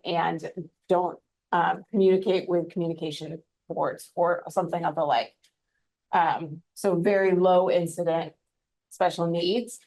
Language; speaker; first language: English; native; English